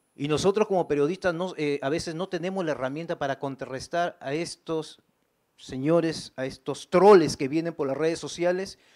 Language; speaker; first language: Spanish; native; Spanish